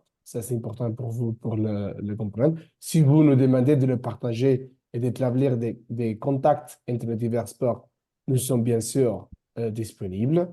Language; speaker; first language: French; non-native, fluent; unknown